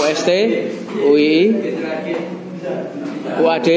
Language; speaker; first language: English; non-native, fluent; Indonesian